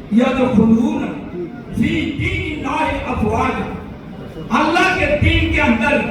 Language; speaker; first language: Urdu; non-native, fluent; Bangla